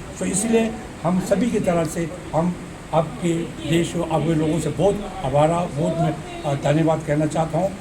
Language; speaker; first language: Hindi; non-native, local second language; Tibetan